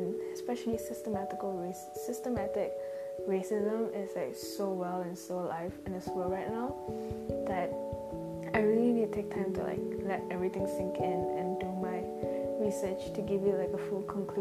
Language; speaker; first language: English; non-native, local second language; Tamil